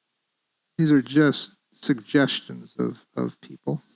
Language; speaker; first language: English; native; English